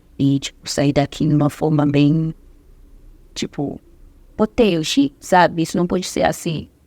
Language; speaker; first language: Portuguese; non-native, fluent; Zulu